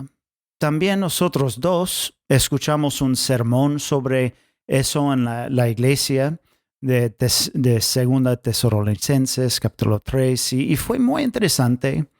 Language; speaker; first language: Spanish; non-native, fluent; English